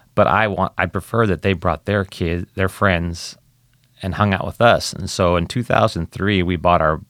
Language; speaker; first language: English; native; English